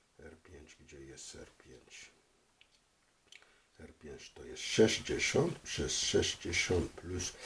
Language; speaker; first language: Polish; non-native, fluent; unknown